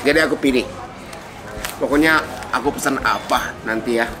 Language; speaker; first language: Indonesian; non-native, fluent; Japanese